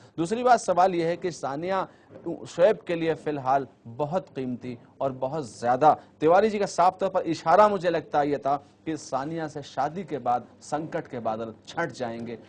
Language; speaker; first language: Hindi; native; Hindi